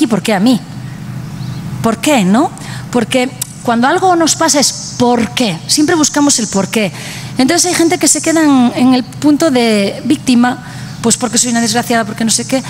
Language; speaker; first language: Spanish; native; Spanish